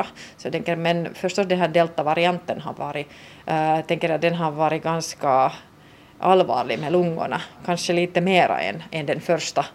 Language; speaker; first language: Swedish; non-native, local second language; Finnish